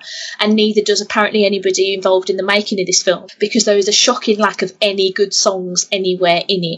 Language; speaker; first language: English; native; English